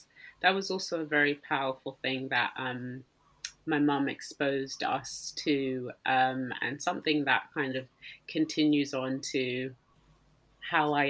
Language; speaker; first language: English; native; English